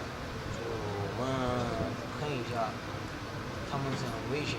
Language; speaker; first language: Chinese; non-native, learner; Punjabi